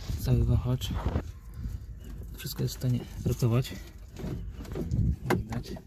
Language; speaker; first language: Polish; native; Polish